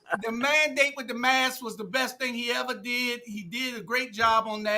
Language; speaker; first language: English; native; English